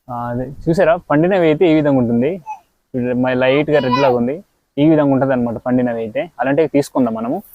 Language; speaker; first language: Telugu; non-native, local second language; Odia